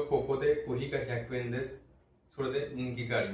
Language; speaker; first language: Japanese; non-native, fluent; Bangla